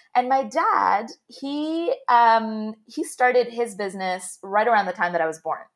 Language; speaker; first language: English; non-native, fluent; Arabic